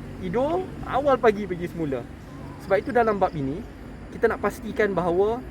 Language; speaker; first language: Malay; native; Malay